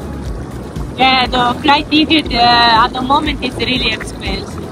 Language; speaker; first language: English; non-native, fluent; Italian